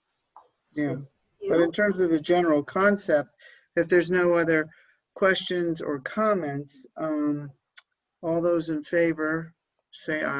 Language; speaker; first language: English; native; English